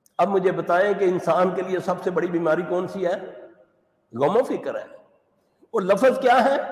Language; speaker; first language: Urdu; native; Urdu